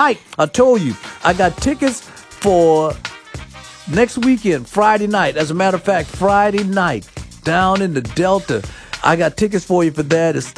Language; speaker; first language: English; native; English